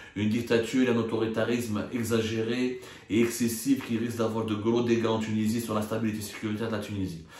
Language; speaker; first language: French; non-native, local second language; Arabic